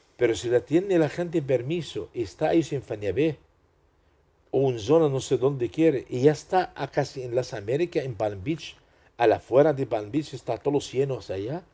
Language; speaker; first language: Spanish; non-native, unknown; Arabic